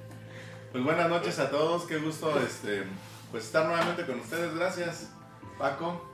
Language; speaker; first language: Spanish; native; Spanish